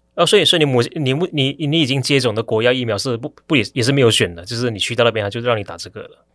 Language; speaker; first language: Chinese; native; Chinese